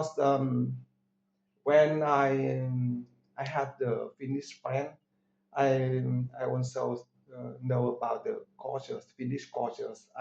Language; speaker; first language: English; non-native, learner; Vietnamese